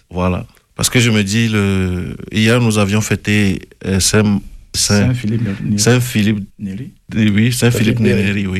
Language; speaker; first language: French; non-native, local second language; Ewe